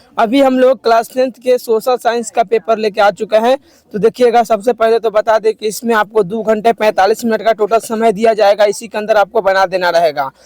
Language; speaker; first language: Hindi; native; Hindi